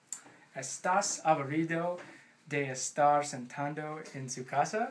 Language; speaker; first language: Spanish; non-native, learner; English